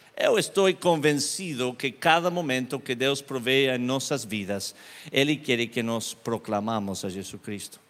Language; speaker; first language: Portuguese; non-native, learner; Spanish